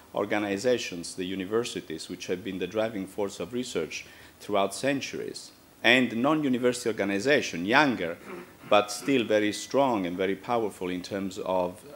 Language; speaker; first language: English; non-native, fluent; Italian